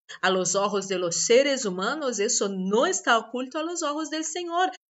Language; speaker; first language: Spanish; non-native, learner; Portuguese